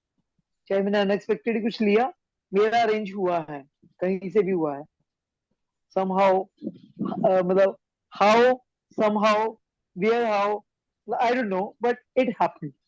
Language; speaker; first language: Hindi; native; Hindi